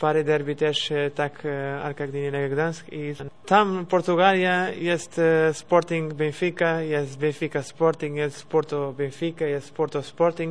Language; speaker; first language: Polish; non-native, learner; Portuguese